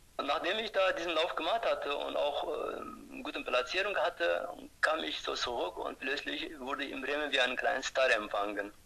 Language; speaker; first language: German; non-native, fluent; Turkish